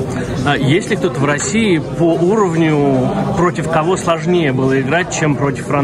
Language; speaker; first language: Russian; native; Russian